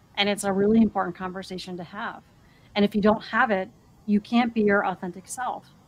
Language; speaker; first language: English; native; English